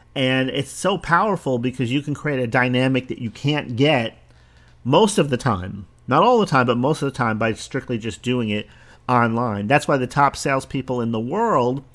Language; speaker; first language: English; early bilingual, other home language; Italian